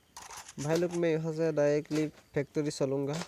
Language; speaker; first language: Hindi; non-native, local second language; Assamese